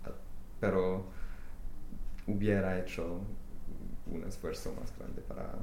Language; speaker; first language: Spanish; non-native, fluent; English